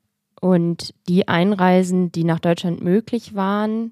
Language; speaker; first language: German; native; German